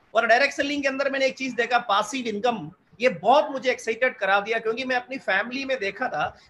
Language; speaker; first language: Hindi; non-native, local second language; Malayalam